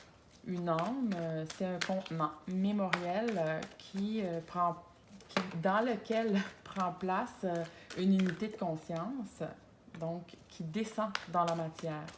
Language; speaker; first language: French; native; French